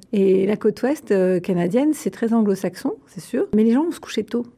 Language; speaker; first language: French; native; French